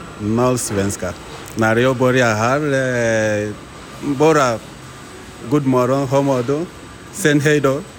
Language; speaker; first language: Swedish; non-native, learner; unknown